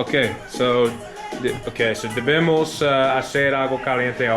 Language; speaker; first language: Spanish; non-native, learner; English